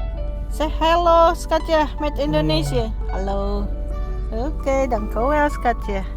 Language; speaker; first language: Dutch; non-native, learner; Indonesian